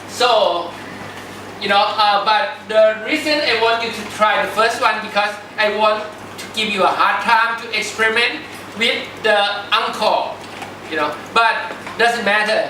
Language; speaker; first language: English; non-native, fluent; Thai